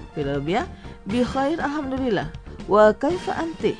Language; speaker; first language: Arabic; non-native, fluent; Indonesian